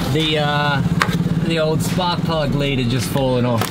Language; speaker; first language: English; native; English